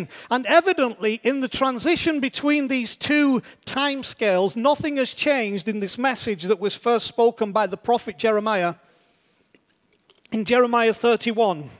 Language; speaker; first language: English; native; English